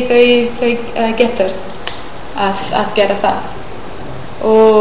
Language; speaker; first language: Icelandic; non-native, learner; English